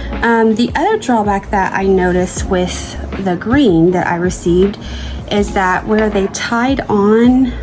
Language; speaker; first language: English; native; English